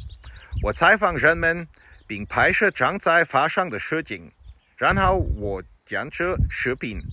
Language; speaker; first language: Chinese; non-native, learner; German